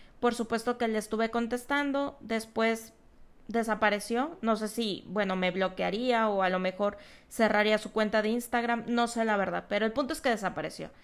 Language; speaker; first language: Spanish; native; Spanish